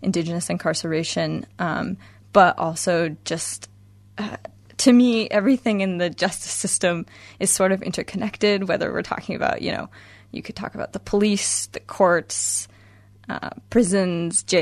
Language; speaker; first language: English; native; English